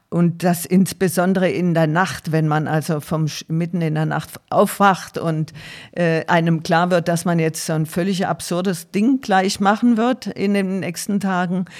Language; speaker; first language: German; native; German